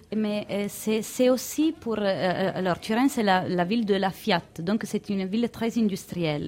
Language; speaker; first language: French; non-native, fluent; Italian